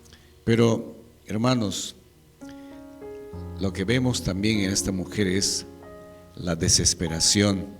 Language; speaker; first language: Spanish; native; Spanish